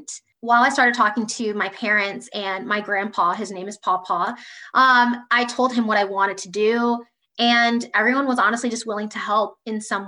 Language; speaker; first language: English; native; English